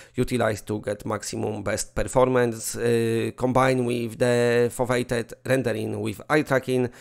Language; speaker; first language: English; non-native, fluent; Polish